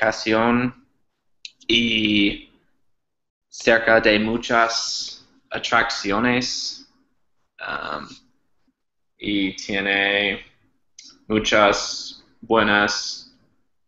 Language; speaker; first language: Spanish; non-native, learner; English